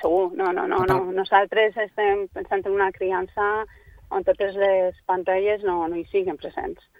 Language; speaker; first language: Catalan; non-native, local second language; Spanish